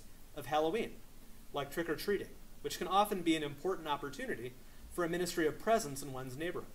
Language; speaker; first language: English; native; English